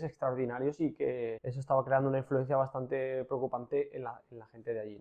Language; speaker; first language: Spanish; native; Spanish